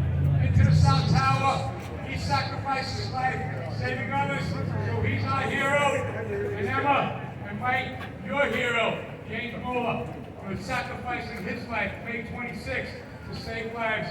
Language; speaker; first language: English; native; English